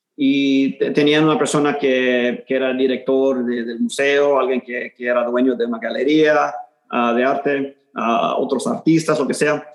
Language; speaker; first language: Spanish; early bilingual, heritage; Spanish